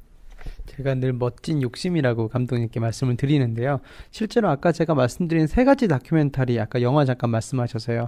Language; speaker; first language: Korean; native; Korean